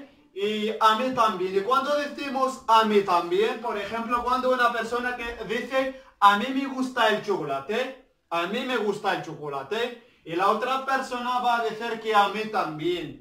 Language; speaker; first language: Spanish; non-native, learner; Arabic